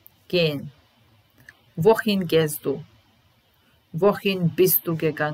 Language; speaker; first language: German; non-native, fluent; Serbian